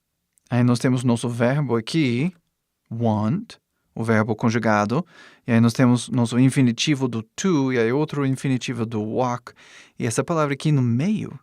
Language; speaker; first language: Portuguese; non-native, fluent; English